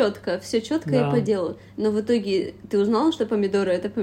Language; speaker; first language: Russian; native; Russian